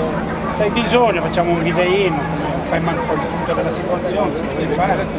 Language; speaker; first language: Italian; native; Italian